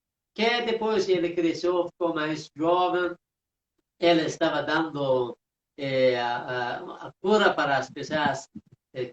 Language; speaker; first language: Portuguese; non-native, fluent; Persian